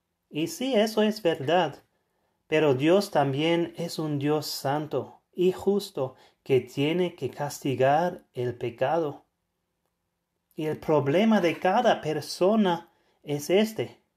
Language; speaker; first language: Spanish; non-native, fluent; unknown